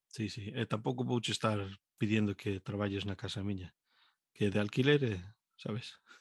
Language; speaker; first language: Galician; non-native, local second language; Spanish